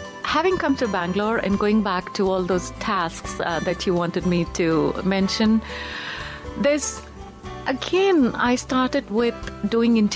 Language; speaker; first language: English; non-native, local second language; Punjabi